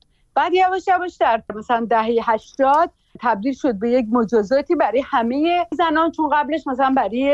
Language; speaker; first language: Persian; native; Persian